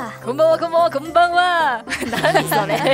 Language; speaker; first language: Japanese; non-native, fluent; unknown